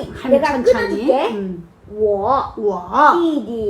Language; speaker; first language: Chinese; non-native, learner; Korean